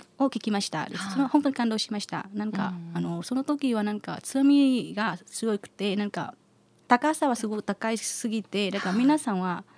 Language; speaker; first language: Japanese; non-native, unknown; Vietnamese